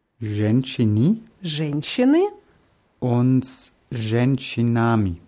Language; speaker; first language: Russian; non-native, learner; German